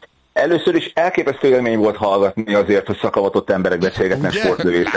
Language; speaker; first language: Hungarian; native; Hungarian